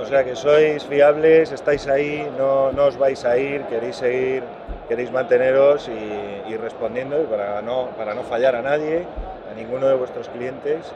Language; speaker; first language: Spanish; native; Spanish